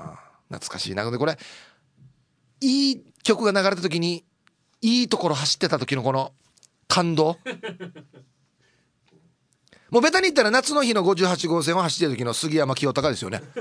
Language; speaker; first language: Japanese; native; Japanese